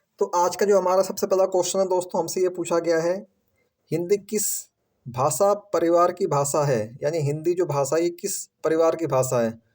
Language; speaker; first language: Hindi; native; Hindi